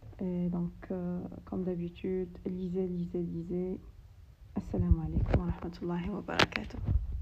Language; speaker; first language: French; non-native, local second language; Arabic